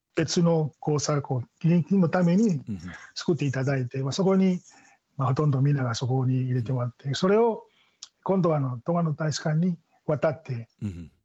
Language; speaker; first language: Japanese; non-native, fluent; Tongan